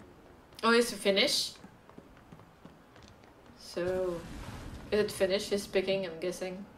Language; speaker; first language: English; non-native, fluent; French